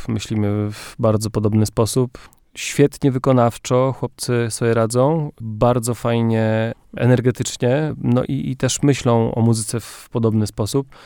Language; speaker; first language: Polish; native; Polish